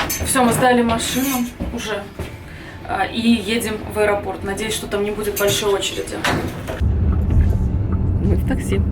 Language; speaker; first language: Russian; native; Russian